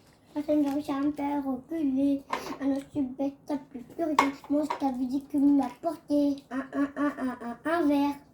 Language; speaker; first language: French; native; French